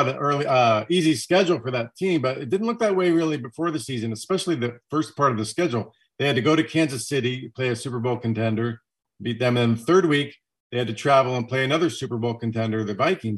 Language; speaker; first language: English; native; English